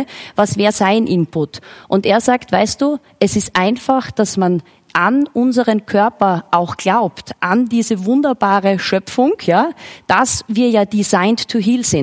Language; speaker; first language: German; native; German